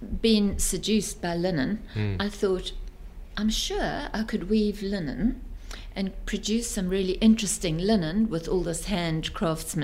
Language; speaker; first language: English; native; English